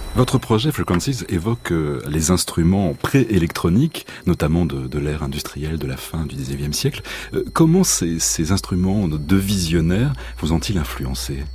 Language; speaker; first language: French; native; French